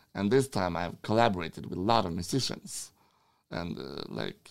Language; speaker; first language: English; non-native, fluent; Swedish